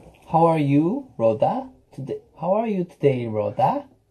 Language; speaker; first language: English; non-native, learner; Korean